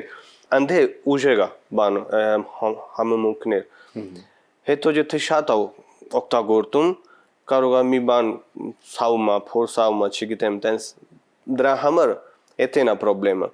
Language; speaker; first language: Armenian; non-native, learner; Punjabi